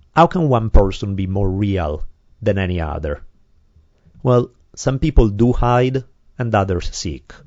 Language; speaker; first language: English; non-native, fluent; Italian